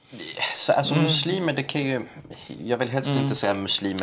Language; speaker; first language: Swedish; early bilingual, other home language; Persian